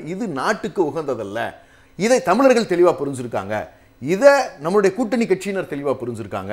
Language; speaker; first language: Tamil; native; Tamil